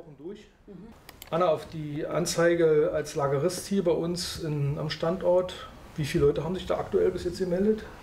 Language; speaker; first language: German; native; German